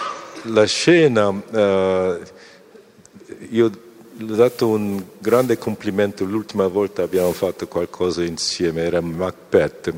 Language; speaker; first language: Italian; non-native, fluent; Korean